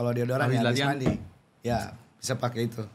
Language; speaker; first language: Indonesian; native; Indonesian